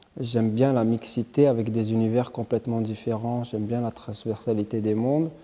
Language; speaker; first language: French; early bilingual, other home language; Arabic